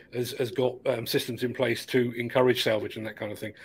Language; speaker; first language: English; native; English